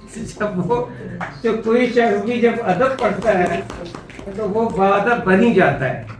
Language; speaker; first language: Urdu; non-native, local second language; Pashto